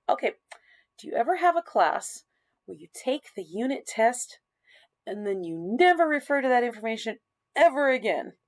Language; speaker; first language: English; native; English